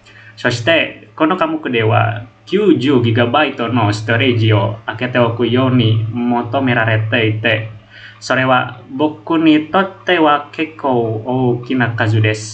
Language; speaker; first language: Japanese; non-native, learner; Indonesian